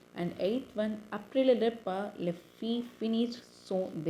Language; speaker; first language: French; non-native, learner; Tamil